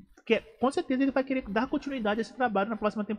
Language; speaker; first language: Portuguese; native; Portuguese